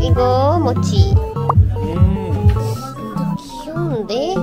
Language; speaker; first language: Korean; non-native, learner; Filipino